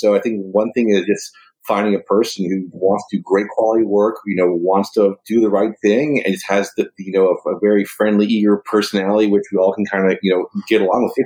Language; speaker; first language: English; native; English